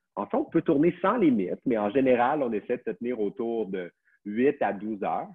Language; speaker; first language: French; native; French